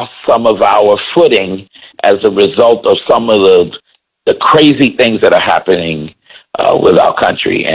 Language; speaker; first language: English; native; English